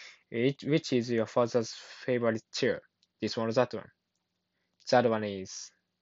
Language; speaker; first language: English; non-native, learner; Japanese